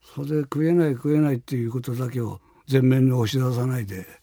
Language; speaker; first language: Japanese; native; Japanese